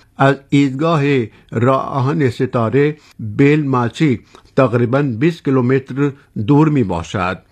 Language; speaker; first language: Persian; non-native, fluent; Urdu